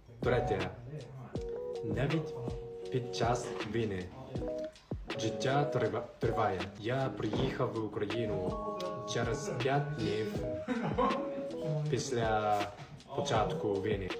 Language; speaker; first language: Ukrainian; non-native, learner; Japanese